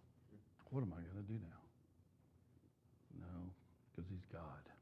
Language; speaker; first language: English; native; English